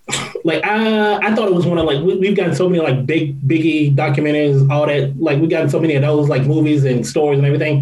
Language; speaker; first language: English; native; English